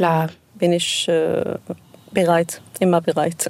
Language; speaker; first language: German; non-native, learner; Arabic